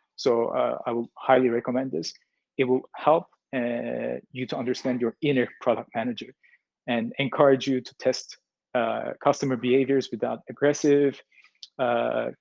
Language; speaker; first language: English; non-native, fluent; Turkish